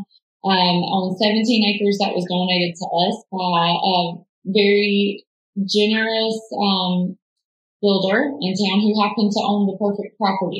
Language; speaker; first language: English; native; English